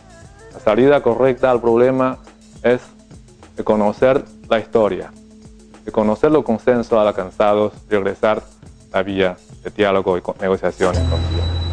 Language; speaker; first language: Spanish; non-native, fluent; Chinese